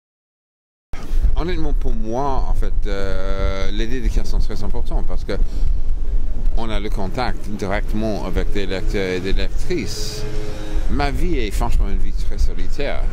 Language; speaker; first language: French; non-native, fluent; English